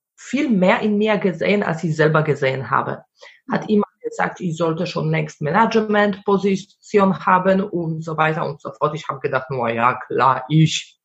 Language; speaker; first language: German; non-native, fluent; Polish